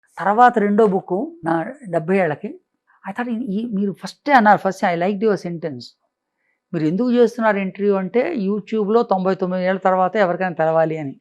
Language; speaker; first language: Telugu; native; Telugu